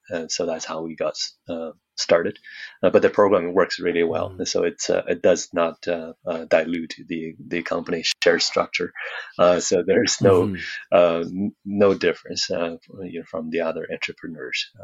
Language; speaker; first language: English; non-native, fluent; Chinese